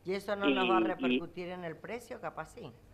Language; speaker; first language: Spanish; native; Spanish